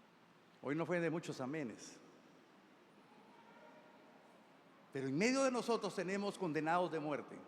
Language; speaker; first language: Spanish; native; Spanish